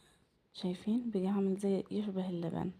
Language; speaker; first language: Arabic; native; Arabic